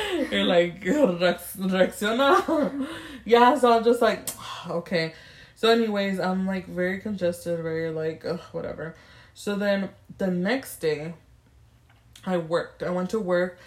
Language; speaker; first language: English; early bilingual, other home language; Spanish